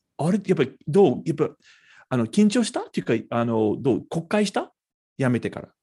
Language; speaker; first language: Japanese; non-native, fluent; English